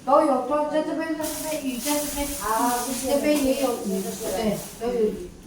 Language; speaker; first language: Chinese; non-native, learner; Filipino